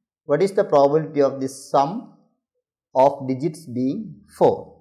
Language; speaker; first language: English; non-native, local second language; Malayalam